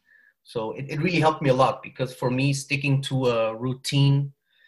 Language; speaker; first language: English; non-native, fluent; German